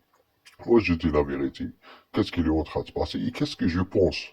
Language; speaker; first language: French; non-native, learner; Arabic